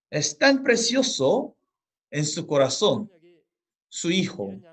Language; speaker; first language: Spanish; non-native, fluent; Korean